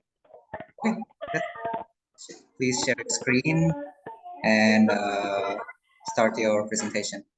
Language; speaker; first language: English; non-native, local second language; Indonesian